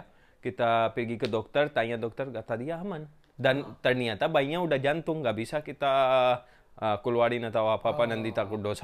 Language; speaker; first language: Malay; non-native, fluent; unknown